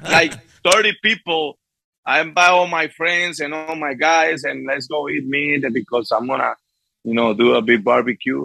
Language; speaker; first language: English; non-native, fluent; Spanish